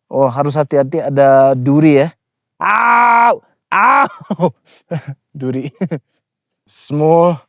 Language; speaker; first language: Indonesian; non-native, learner; English